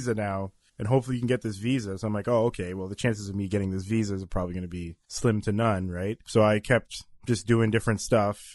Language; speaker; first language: English; native; English